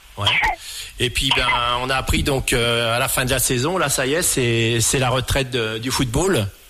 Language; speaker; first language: French; native; French